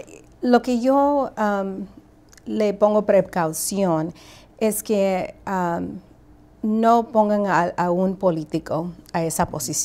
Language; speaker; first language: Spanish; early bilingual, heritage; Spanish